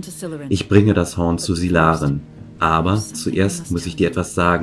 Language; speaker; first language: German; native; German